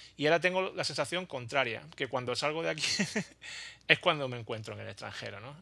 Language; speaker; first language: Spanish; native; Spanish